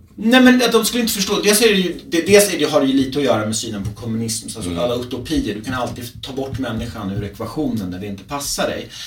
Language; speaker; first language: Swedish; early bilingual, other home language; Czech